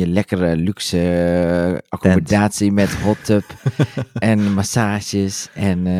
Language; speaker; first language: Dutch; native; Dutch